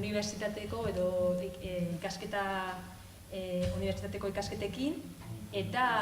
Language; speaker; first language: Basque; non-native, local second language; Spanish